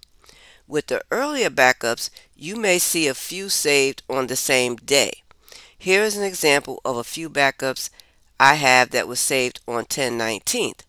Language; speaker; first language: English; native; English